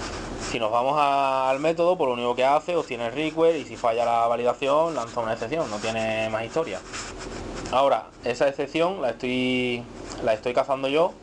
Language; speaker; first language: Spanish; native; Spanish